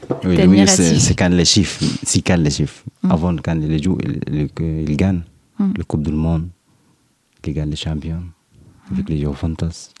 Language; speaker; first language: French; non-native, learner; Arabic